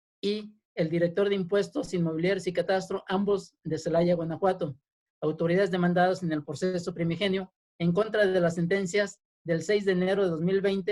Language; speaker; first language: Spanish; native; Spanish